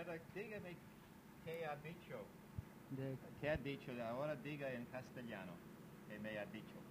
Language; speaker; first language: Spanish; non-native, learner; English